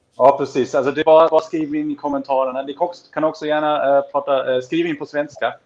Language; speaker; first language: Swedish; non-native, fluent; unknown